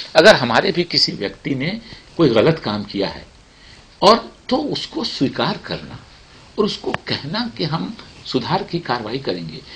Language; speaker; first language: Hindi; native; Hindi